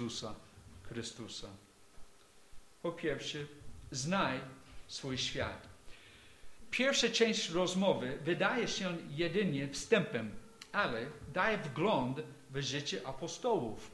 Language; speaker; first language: Polish; non-native, fluent; English